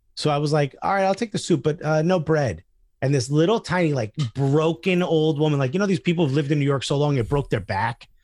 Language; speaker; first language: English; native; English